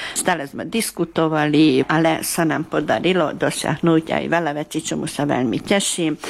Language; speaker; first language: Slovak; early bilingual, heritage; Slovak